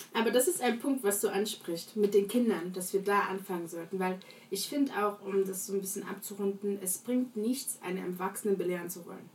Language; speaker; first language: German; early bilingual, other home language; Portuguese